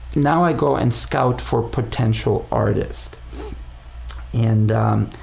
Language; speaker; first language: English; non-native, fluent; Spanish